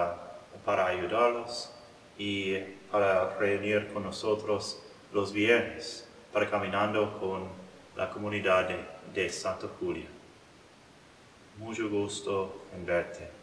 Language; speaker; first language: Spanish; non-native, learner; English